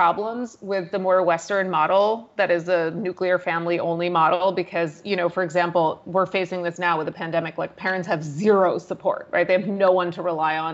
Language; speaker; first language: English; native; English